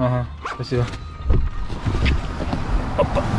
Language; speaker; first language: Russian; non-native, local second language; Kazakh